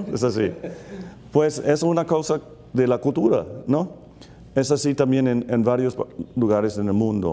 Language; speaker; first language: Spanish; non-native, fluent; English